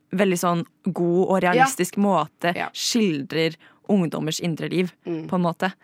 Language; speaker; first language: Norwegian; native; Norwegian